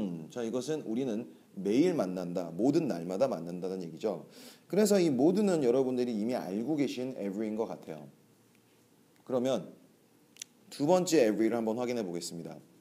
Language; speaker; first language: Korean; native; Korean